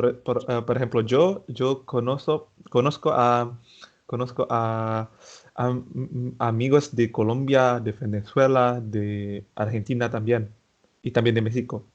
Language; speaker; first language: Spanish; non-native, fluent; Indonesian